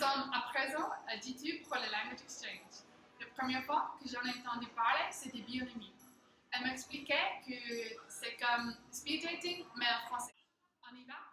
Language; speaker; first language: French; non-native, learner; English